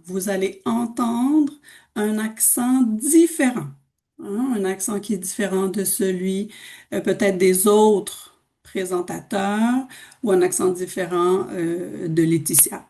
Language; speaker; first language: French; native; French